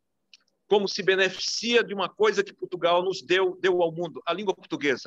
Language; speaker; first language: Portuguese; native; Portuguese